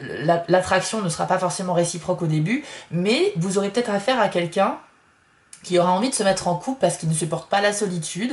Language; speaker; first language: French; native; French